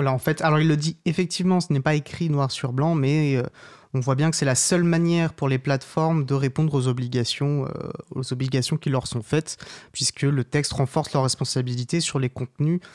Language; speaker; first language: French; native; French